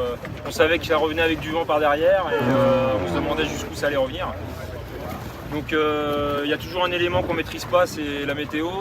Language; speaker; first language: French; native; French